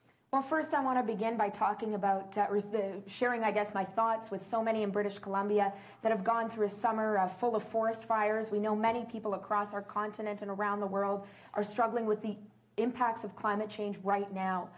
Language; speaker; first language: English; early bilingual, other home language; French